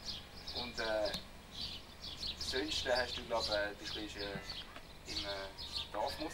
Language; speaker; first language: German; native; German